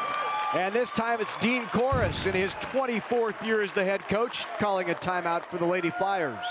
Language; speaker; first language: English; native; English